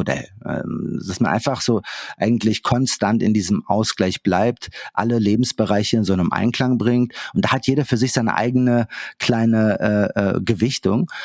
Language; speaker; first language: German; early bilingual, other home language; Arabic